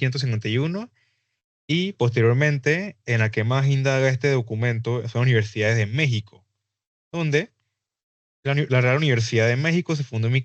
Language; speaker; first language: Spanish; native; Spanish